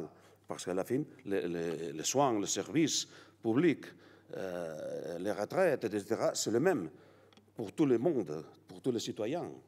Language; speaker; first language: French; non-native, learner; Catalan